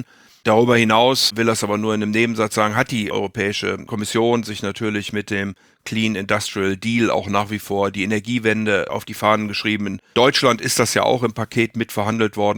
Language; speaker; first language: German; native; German